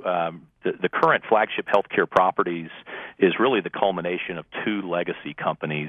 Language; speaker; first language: English; native; English